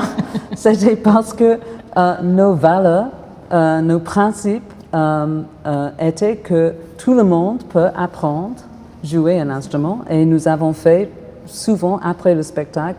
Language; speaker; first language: French; non-native, fluent; English